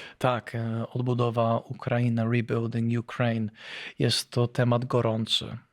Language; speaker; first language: Polish; early bilingual, heritage; Polish